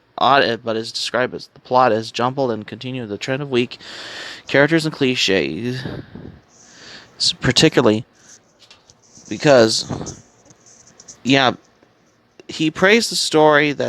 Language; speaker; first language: English; native; English